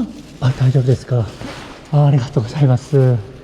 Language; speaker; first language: Japanese; non-native, learner; Korean